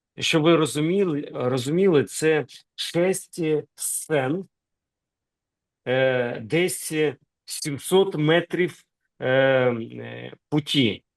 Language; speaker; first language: Ukrainian; non-native, local second language; Russian